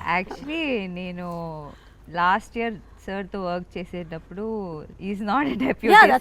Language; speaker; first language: Telugu; non-native, learner; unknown